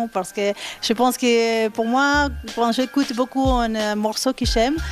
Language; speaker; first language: French; non-native, learner; Spanish